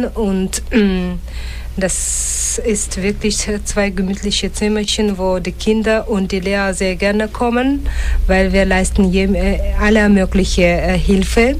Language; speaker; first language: German; non-native, fluent; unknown